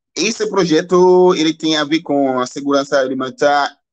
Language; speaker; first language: Portuguese; non-native, learner; Haitian Creole